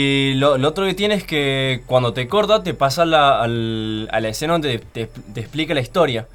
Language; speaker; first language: Spanish; native; Spanish